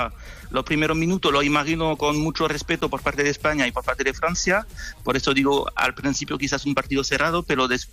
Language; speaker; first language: Spanish; non-native, fluent; French